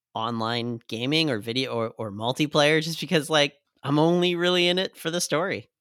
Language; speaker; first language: English; native; English